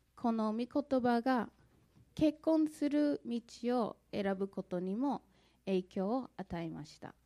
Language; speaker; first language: Japanese; non-native, fluent; English